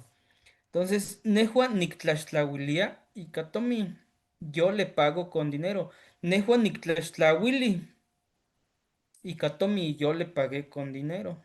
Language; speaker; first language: Spanish; native; Spanish